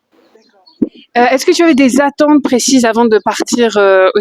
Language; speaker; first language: French; native; French